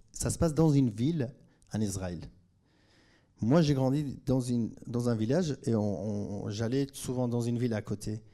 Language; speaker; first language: French; non-native, fluent; Kurdish